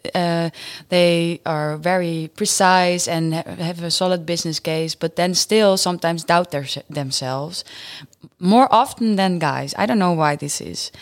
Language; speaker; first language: English; non-native, fluent; Dutch